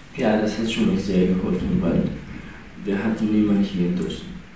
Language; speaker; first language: German; non-native, learner; Persian